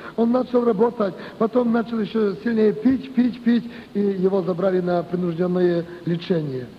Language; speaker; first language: Russian; non-native, local second language; Ukrainian